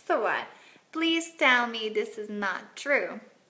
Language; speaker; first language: English; non-native, fluent; Hungarian